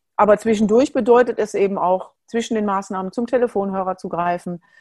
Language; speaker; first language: German; native; German